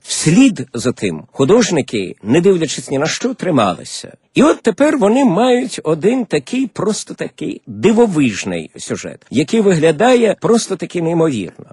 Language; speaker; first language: Ukrainian; native; Ukrainian